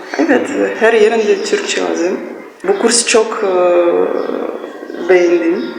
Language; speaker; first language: Turkish; non-native, learner; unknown